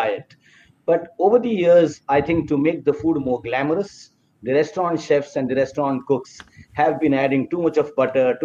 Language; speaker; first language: English; non-native, local second language; Marathi